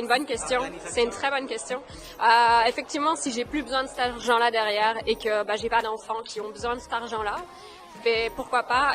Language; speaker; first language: French; native; French